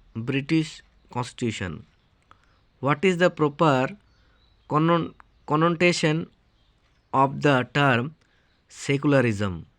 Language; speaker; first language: English; non-native, local second language; Bangla